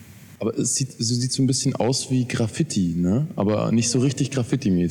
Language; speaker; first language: German; native; German